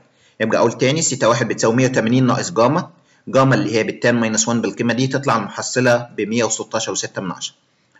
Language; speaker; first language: Arabic; native; Arabic